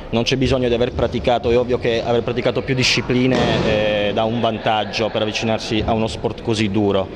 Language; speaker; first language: Italian; native; Italian